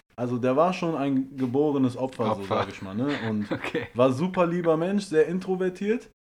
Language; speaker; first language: German; early bilingual, other home language; Persian